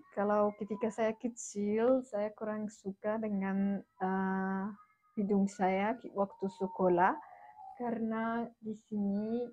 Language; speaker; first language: Indonesian; non-native, fluent; Arabic